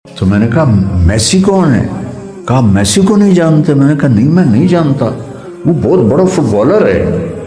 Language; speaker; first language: Urdu; non-native, local second language; Punjabi